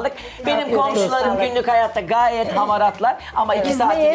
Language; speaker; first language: Turkish; native; Turkish